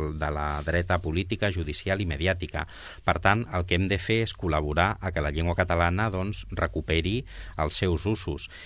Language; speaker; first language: Catalan; non-native, local second language; Spanish